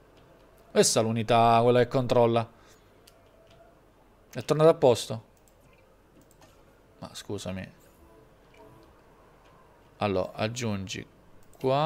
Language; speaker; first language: Italian; native; Italian